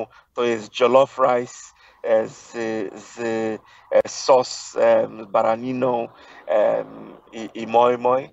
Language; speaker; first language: Polish; non-native, fluent; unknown